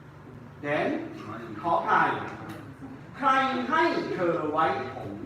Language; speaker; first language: Thai; native; Thai